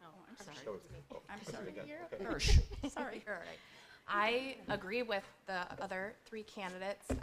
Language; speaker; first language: English; native; English